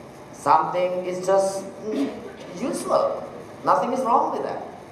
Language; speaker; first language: English; non-native, fluent; Indonesian